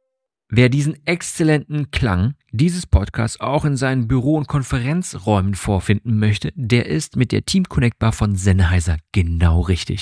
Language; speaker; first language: German; native; German